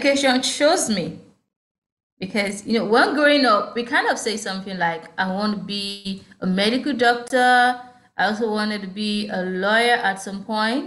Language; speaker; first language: English; non-native, local second language; Yoruba